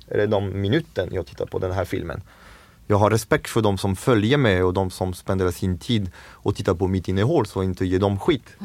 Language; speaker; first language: Swedish; non-native, fluent; French